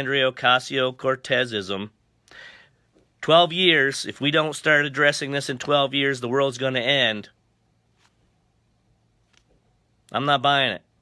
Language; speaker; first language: English; native; English